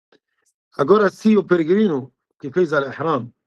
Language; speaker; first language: Portuguese; non-native, fluent; Arabic